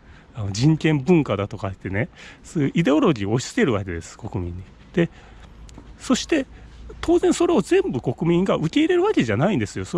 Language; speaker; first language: Japanese; native; Japanese